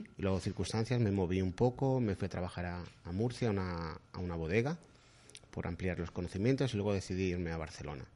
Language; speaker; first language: Spanish; native; Spanish